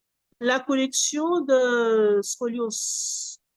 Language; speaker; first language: French; non-native, fluent; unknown